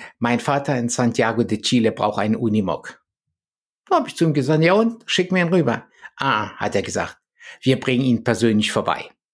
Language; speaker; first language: German; early bilingual, other home language; Polish